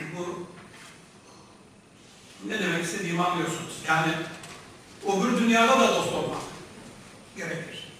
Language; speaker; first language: Turkish; native; Turkish